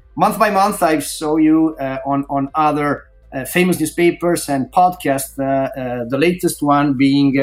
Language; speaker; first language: English; non-native, fluent; Italian